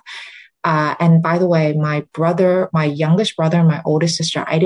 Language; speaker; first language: English; early bilingual, other home language; Vietnamese